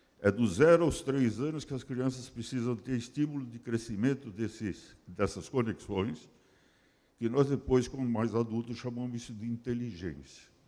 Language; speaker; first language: Portuguese; early bilingual, other home language; Spanish